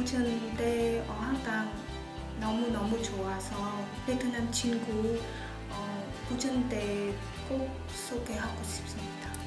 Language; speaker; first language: Korean; non-native, learner; Vietnamese